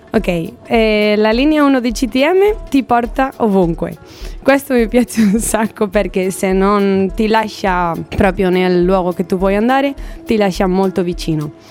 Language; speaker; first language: Italian; non-native, learner; Spanish